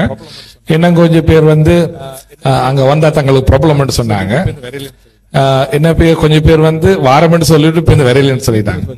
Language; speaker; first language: Tamil; native; Tamil